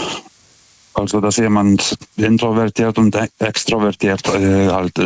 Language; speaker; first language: German; native; German